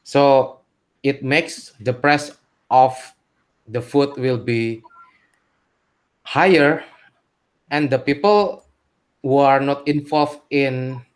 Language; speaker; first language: English; non-native, learner; Indonesian